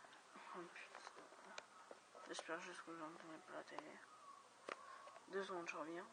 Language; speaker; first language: French; native; French